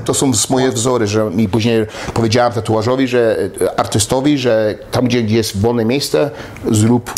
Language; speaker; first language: Polish; early bilingual, heritage; Polish